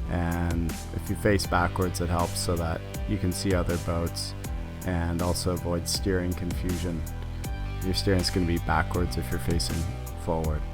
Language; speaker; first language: English; native; English